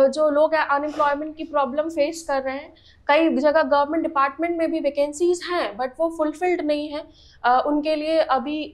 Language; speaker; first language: Hindi; native; Hindi